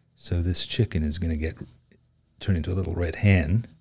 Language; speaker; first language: English; native; English